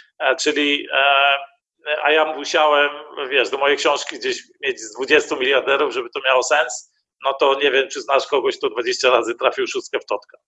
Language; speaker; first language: Polish; early bilingual, heritage; Polish